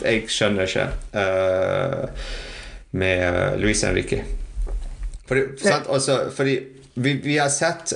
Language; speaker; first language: Norwegian; non-native, fluent; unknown